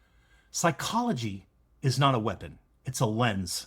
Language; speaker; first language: English; native; English